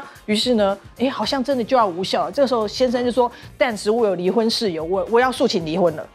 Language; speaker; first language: Chinese; native; Chinese